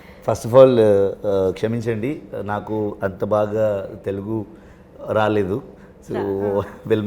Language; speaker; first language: Telugu; non-native, learner; Kannada